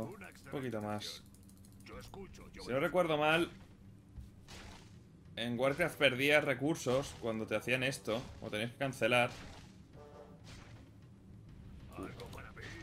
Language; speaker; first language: Spanish; native; Spanish